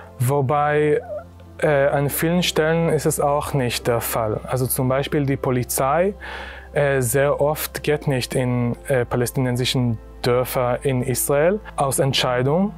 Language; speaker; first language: German; non-native, fluent; Hebrew